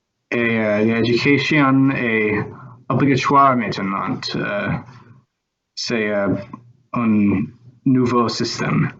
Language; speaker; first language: French; non-native, learner; English